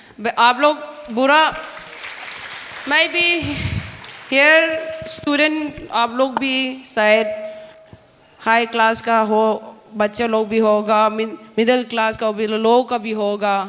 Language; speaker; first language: Hindi; non-native, local second language; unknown